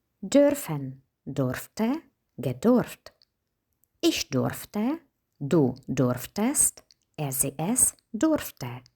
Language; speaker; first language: German; non-native, fluent; Ukrainian